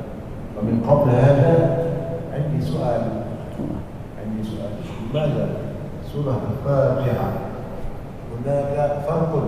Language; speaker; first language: Arabic; non-native, fluent; Indonesian